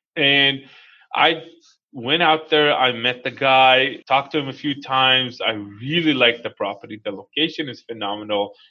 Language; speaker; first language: English; non-native, fluent; Hebrew